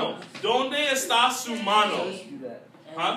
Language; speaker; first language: Spanish; non-native, fluent; English